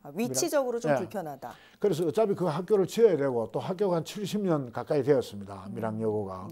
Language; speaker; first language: Korean; native; Korean